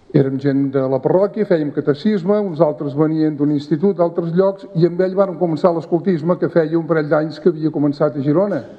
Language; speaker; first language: Catalan; native; Catalan